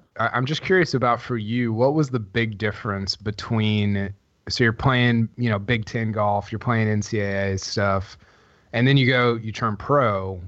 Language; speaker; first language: English; native; English